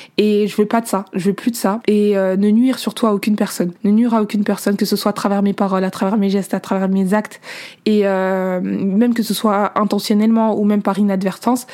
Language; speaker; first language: French; native; French